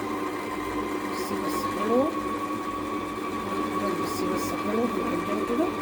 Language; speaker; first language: Arabic; native; Arabic